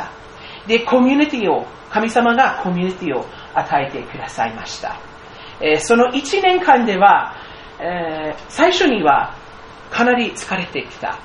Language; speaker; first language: Japanese; non-native, fluent; English